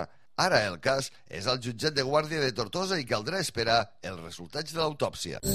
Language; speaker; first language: Catalan; native; Catalan